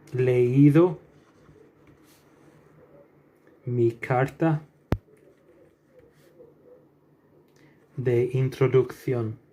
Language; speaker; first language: Spanish; non-native, fluent; English